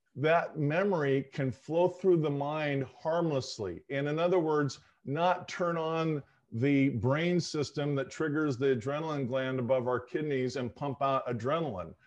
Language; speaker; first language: English; native; English